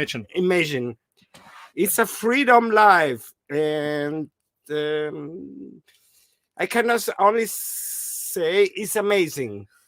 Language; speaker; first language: English; non-native, learner; German